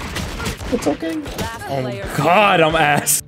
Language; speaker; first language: English; native; English